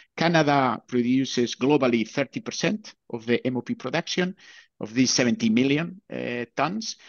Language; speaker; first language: English; non-native, fluent; Spanish